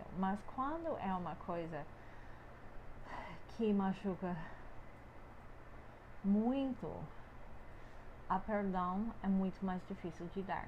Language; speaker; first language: Portuguese; non-native, fluent; English